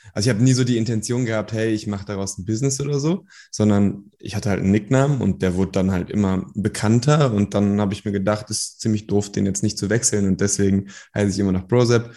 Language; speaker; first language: German; early bilingual, other home language; Persian